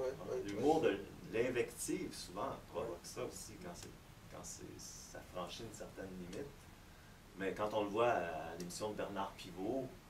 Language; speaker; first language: French; native; French